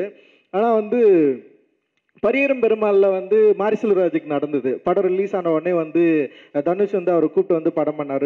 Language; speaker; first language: Tamil; native; Tamil